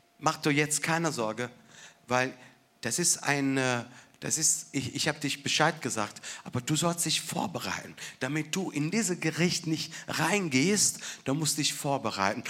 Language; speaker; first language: German; non-native, fluent; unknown